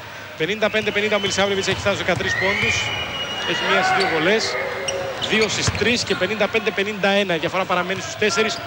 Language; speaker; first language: Greek; native; Greek